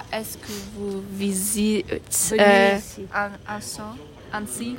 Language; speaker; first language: French; non-native, learner; German